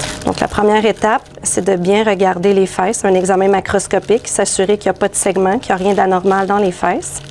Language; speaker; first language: French; native; French